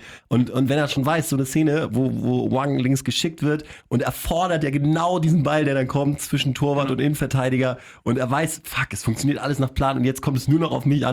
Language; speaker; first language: German; native; German